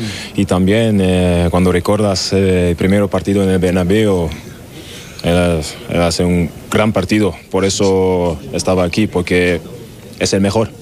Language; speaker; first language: Spanish; non-native, learner; German